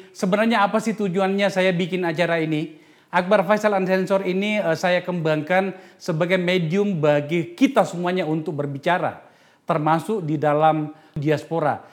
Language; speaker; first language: Indonesian; native; Indonesian